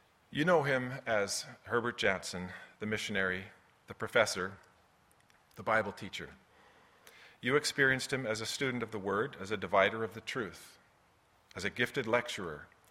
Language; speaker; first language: English; early bilingual, other home language; German